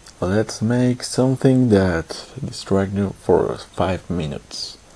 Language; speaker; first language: English; non-native, learner; Spanish